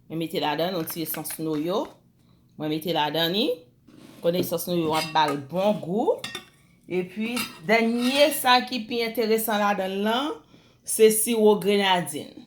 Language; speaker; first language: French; non-native, learner; Haitian Creole